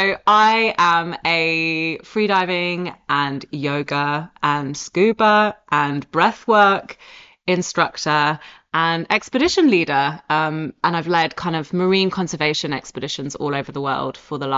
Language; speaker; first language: English; native; English